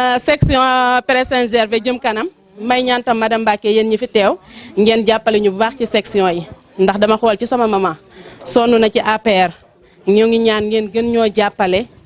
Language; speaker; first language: Wolof; non-native, local second language; Fula